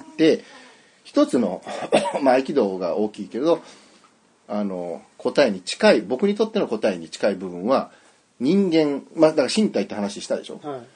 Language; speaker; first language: Japanese; native; Japanese